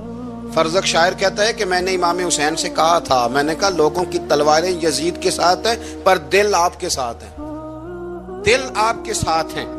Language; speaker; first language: Urdu; native; Urdu